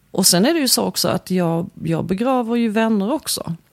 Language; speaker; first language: Swedish; early bilingual, other home language; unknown